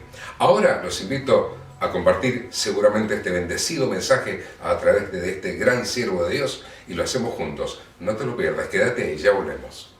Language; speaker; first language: Spanish; native; Spanish